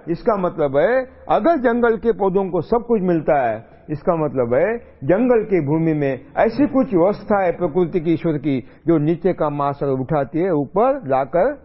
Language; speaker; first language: Hindi; non-native, local second language; Marathi